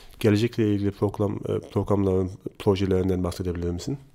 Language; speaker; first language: Turkish; non-native, fluent; German